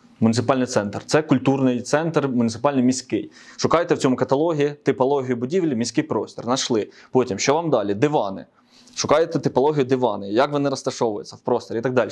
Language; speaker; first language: Ukrainian; native; Ukrainian